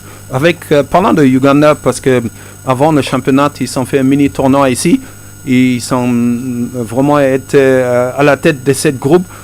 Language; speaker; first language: French; non-native, fluent; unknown